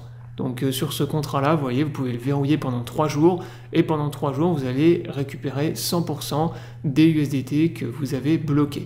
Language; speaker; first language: French; native; French